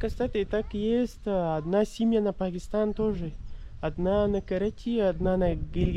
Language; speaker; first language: Russian; non-native, learner; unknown